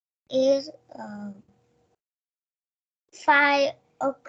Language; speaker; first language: English; non-native, learner; Vietnamese